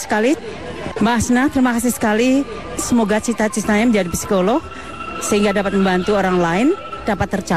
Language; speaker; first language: Indonesian; native; Indonesian